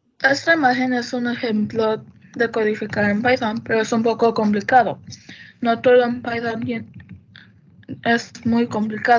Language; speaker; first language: Spanish; early bilingual, heritage; Spanish